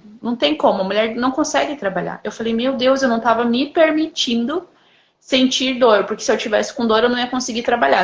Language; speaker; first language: Portuguese; native; Portuguese